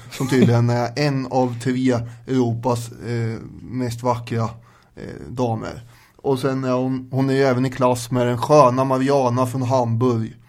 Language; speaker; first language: Swedish; native; Swedish